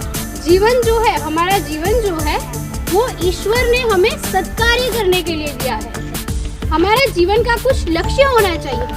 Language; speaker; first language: Hindi; non-native, local second language; Gujarati